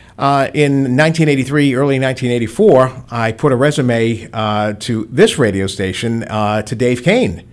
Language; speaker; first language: English; native; English